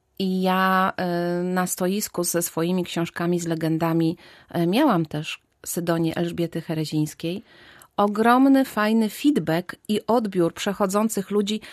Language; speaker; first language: Polish; native; Polish